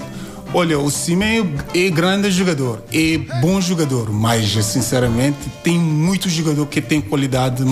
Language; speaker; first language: Portuguese; non-native, learner; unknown